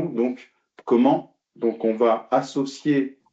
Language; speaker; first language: French; native; French